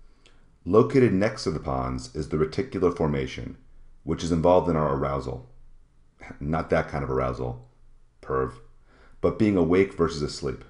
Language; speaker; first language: English; native; English